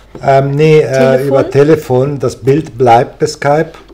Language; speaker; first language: German; native; German